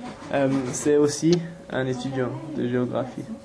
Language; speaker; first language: French; non-native, fluent; English